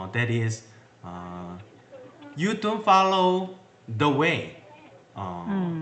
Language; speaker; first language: English; non-native, learner; Korean